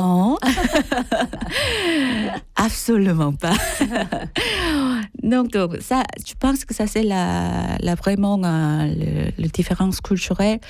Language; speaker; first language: French; non-native, fluent; Korean